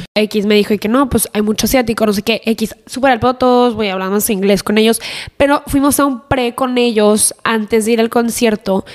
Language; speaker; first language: Spanish; native; Spanish